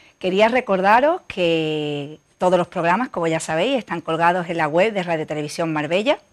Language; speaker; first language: Spanish; native; Spanish